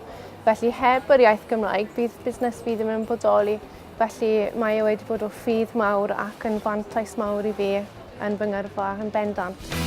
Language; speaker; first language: Welsh; non-native, local second language; English